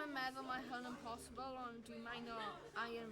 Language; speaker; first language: Welsh; non-native, local second language; English